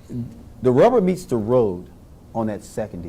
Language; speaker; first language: English; native; English